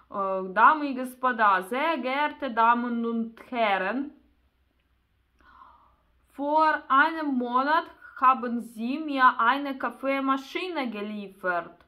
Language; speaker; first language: German; non-native, learner; Russian